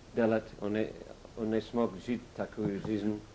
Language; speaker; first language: Russian; non-native, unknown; English